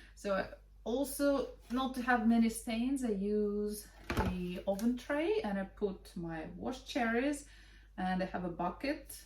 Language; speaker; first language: English; non-native, fluent; Russian